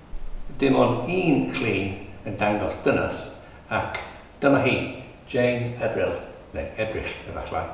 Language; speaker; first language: Welsh; non-native, learner; English